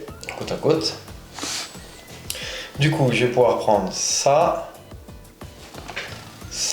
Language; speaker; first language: French; native; French